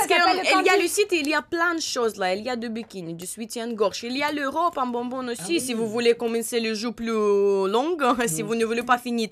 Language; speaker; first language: French; non-native, learner; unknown